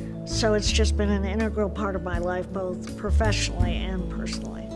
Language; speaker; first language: English; native; English